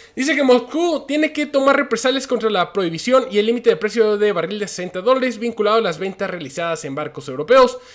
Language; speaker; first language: Spanish; native; Spanish